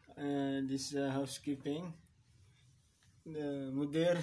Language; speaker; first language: English; non-native, learner; Filipino